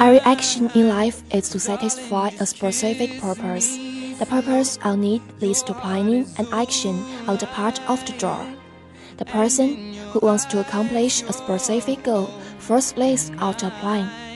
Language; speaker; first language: English; non-native, fluent; Chinese